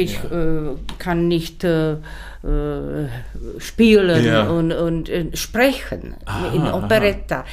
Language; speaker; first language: German; non-native, learner; Czech